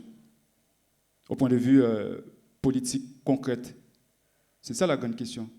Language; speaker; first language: French; non-native, local second language; Haitian Creole